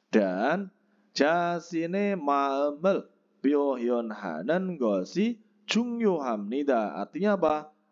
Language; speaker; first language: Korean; non-native, fluent; Indonesian